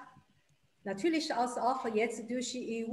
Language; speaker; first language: German; non-native, fluent; Chinese